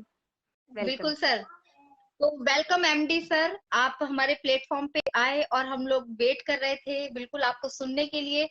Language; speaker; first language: Hindi; native; Hindi